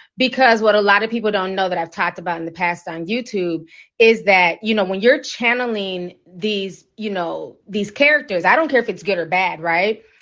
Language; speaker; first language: English; native; English